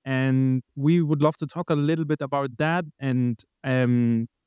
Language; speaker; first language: English; non-native, fluent; German